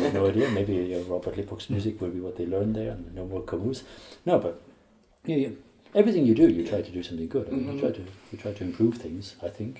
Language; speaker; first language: English; native; English